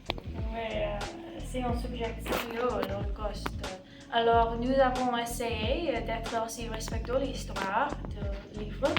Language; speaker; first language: French; non-native, learner; English